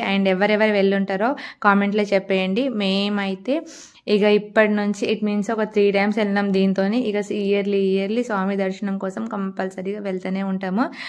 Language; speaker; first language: Telugu; non-native, local second language; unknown